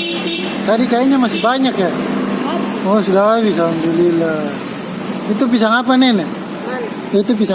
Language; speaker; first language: Malay; native; Malay